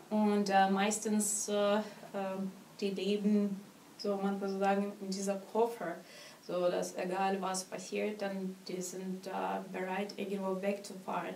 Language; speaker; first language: German; non-native, learner; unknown